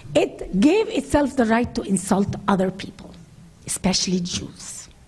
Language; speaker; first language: English; non-native, fluent; Arabic